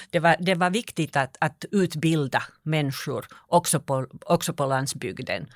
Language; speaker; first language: Swedish; non-native, local second language; Finnish